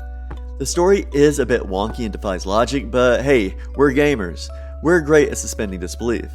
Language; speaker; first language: English; native; English